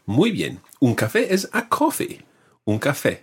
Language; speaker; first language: Spanish; non-native, fluent; English